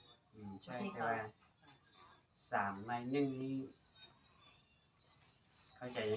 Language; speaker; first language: Thai; non-native, local second language; Hmong